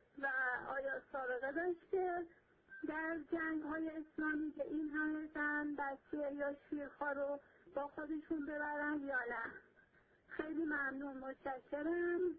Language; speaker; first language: Persian; non-native, fluent; Arabic